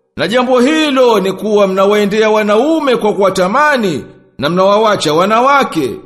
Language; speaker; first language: Swahili; native; Swahili